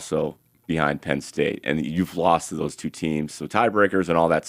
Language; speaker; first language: English; native; English